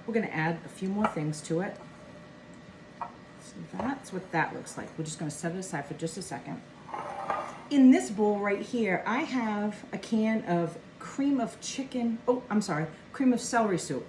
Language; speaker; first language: English; native; English